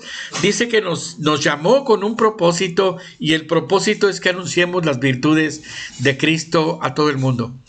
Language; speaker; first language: Spanish; native; Spanish